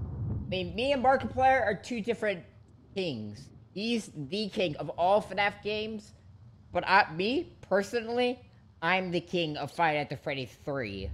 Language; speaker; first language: English; native; English